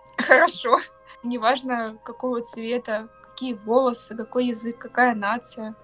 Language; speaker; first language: Russian; native; Russian